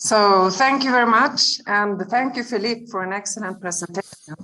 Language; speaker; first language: English; non-native, fluent; Swedish